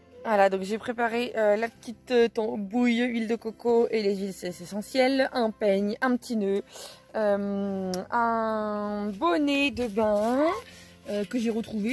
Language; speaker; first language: French; native; French